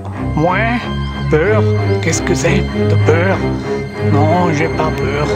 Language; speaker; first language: French; non-native, learner; English